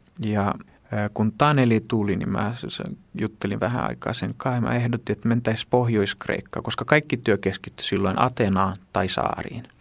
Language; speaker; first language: Finnish; early bilingual, heritage; Greek